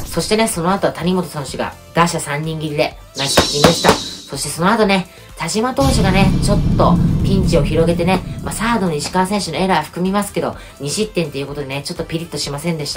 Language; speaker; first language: Japanese; native; Japanese